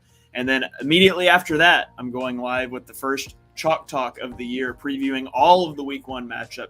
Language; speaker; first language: English; native; English